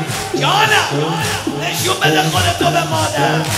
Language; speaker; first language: Persian; native; Persian